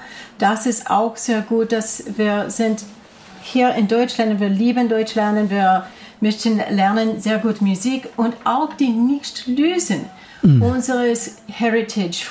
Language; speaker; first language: German; non-native, learner; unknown